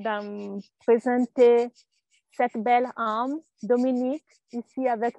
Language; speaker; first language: French; non-native, learner; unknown